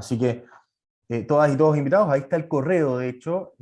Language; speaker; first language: Spanish; native; Spanish